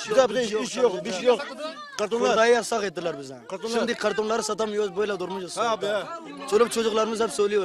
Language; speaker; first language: Turkish; non-native, learner; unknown